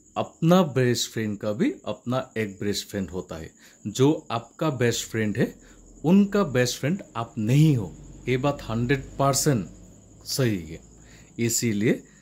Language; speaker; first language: Hindi; non-native, local second language; Assamese